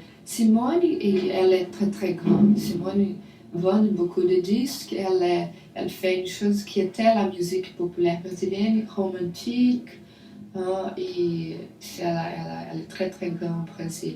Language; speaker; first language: French; non-native, learner; Portuguese